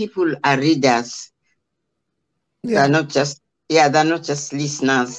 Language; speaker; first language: English; non-native, local second language; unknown